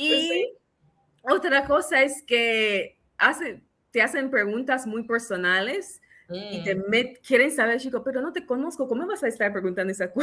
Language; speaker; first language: Spanish; non-native, fluent; English